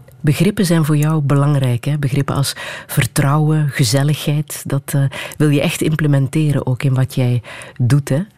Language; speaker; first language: Dutch; native; Dutch